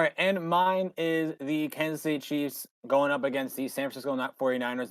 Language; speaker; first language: English; native; English